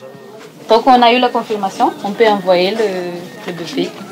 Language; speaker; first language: French; non-native, local second language; Malagasy